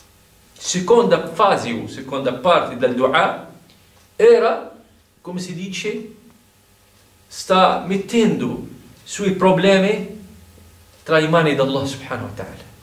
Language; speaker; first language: Italian; non-native, fluent; Arabic